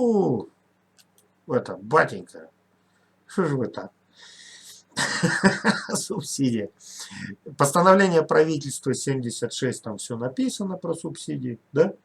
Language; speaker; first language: Russian; native; Russian